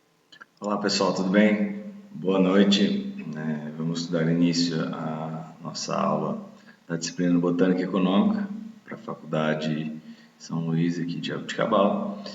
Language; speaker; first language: Portuguese; native; Portuguese